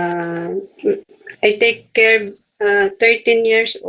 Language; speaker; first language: English; non-native, learner; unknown